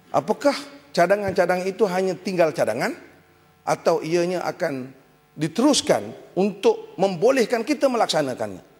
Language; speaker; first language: Malay; native; Malay